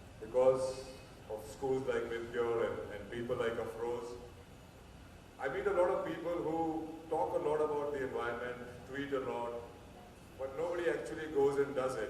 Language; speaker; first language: English; non-native, local second language; Hindi